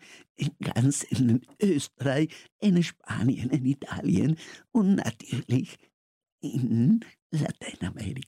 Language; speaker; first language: German; non-native, learner; Spanish